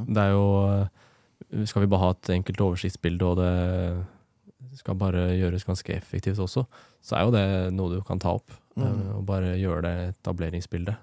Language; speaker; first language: Norwegian; native; Norwegian